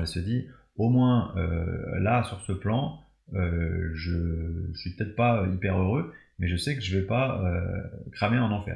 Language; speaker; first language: French; native; French